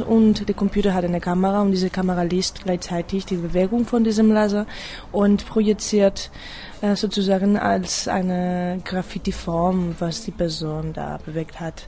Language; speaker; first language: German; non-native, fluent; Spanish